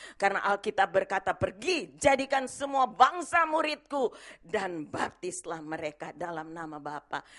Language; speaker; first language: Indonesian; native; Indonesian